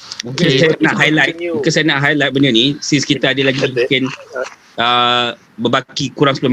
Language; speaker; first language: Malay; native; Malay